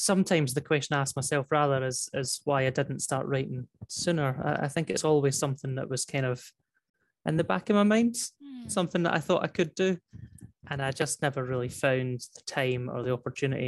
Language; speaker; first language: English; native; English